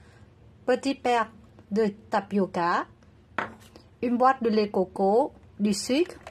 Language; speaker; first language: French; non-native, learner; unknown